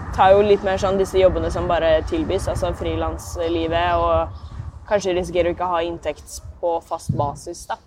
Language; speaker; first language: Norwegian; native; Norwegian